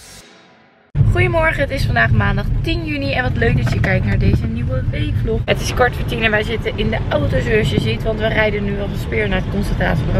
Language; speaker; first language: Dutch; native; Dutch